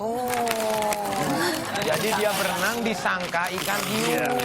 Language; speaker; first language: Indonesian; native; Indonesian